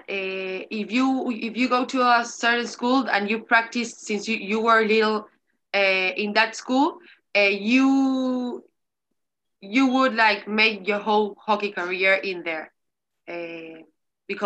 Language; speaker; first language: English; non-native, learner; Spanish